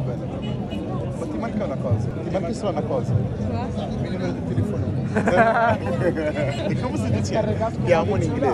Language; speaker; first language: Italian; non-native, learner; Arabic